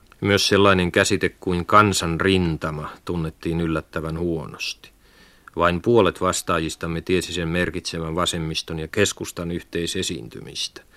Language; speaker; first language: Finnish; native; Finnish